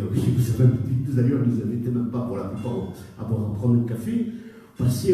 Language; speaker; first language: French; native; French